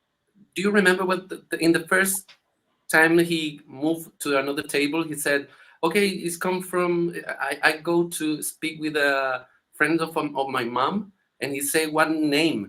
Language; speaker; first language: English; non-native, learner; Spanish